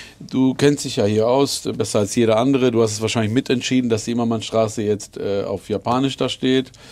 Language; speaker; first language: German; early bilingual, other home language; Persian